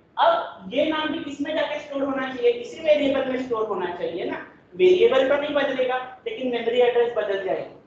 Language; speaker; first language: Hindi; non-native, local second language; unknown